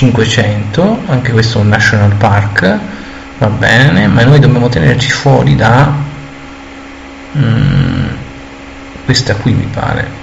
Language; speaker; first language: Italian; native; Italian